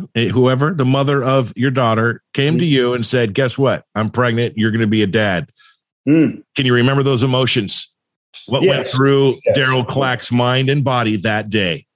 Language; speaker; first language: English; native; English